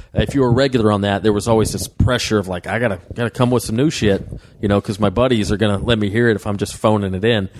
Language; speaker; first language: English; native; English